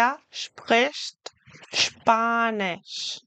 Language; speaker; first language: German; non-native, fluent; English